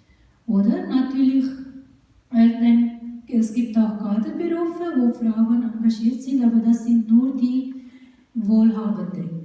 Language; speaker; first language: German; non-native, fluent; Urdu